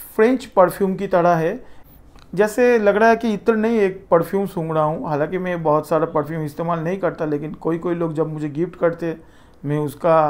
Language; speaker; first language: Hindi; non-native, local second language; Bangla